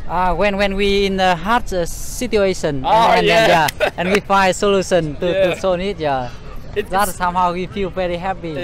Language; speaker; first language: English; non-native, learner; Vietnamese